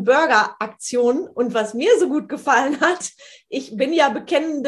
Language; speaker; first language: German; native; German